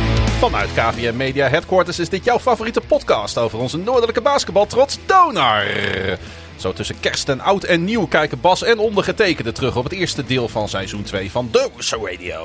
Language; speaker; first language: Dutch; native; Dutch